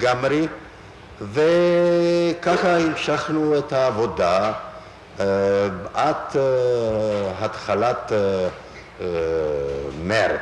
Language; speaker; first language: Hebrew; non-native, fluent; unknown